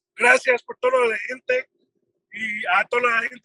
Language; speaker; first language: Spanish; non-native, learner; English